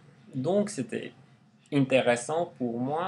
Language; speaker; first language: French; non-native, learner; English